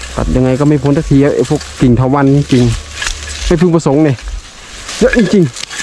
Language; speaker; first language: Thai; native; Thai